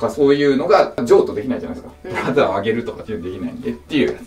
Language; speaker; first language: Japanese; native; Japanese